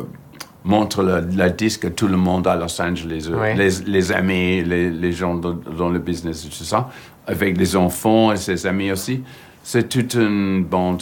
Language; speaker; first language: French; non-native, fluent; English